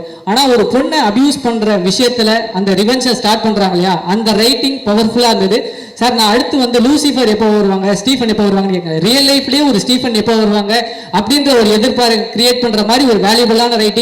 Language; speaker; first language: Tamil; native; Tamil